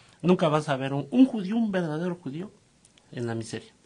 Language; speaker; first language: Spanish; native; Spanish